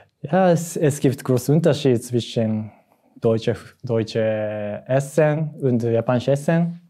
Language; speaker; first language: German; non-native, learner; Japanese